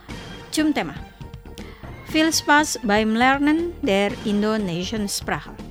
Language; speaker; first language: German; non-native, fluent; Indonesian